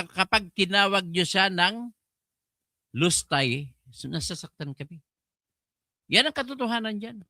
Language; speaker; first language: Filipino; non-native, local second language; Cebuano